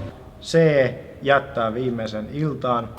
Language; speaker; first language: Finnish; native; Finnish